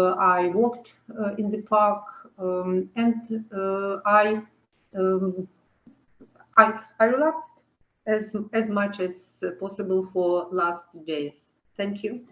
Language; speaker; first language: English; non-native, learner; Ukrainian